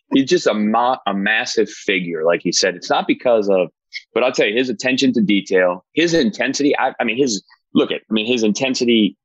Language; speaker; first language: English; native; English